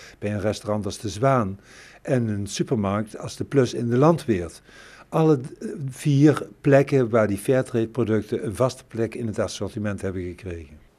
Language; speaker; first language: Dutch; native; Dutch